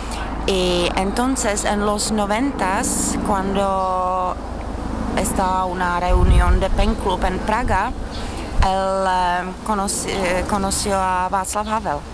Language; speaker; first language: Spanish; non-native, learner; Czech